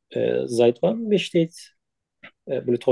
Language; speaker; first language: German; non-native, learner; Turkish